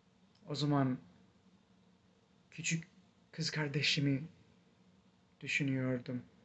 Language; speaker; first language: Turkish; non-native, fluent; English